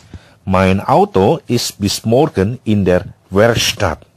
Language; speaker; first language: German; non-native, fluent; Indonesian